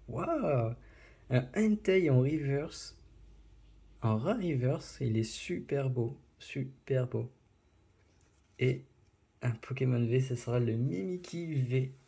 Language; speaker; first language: French; native; French